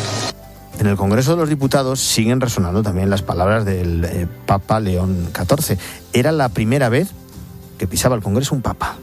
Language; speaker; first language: Spanish; native; Spanish